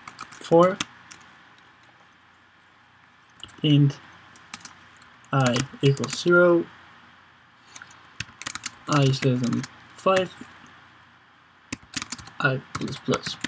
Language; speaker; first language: English; non-native, fluent; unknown